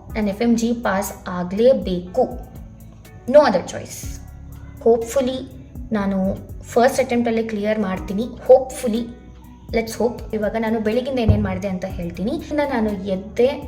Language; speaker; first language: Kannada; non-native, local second language; Telugu